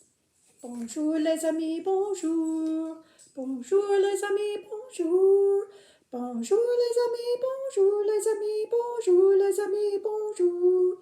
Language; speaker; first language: French; non-native, fluent; English